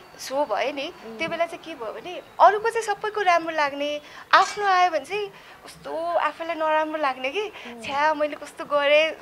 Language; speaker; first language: Nepali; non-native, local second language; Newari